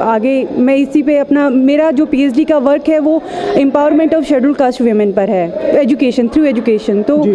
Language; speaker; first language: Hindi; native; Hindi